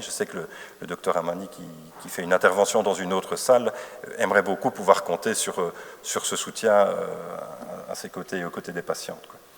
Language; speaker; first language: French; native; French